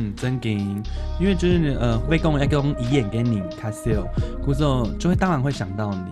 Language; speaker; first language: Chinese; native; Chinese